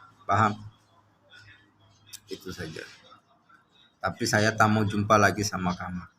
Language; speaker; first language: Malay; non-native, learner; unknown